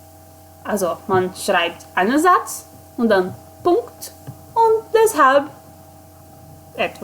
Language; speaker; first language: German; non-native, fluent; Portuguese